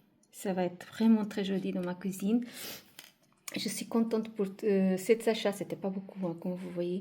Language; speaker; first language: French; non-native, fluent; Portuguese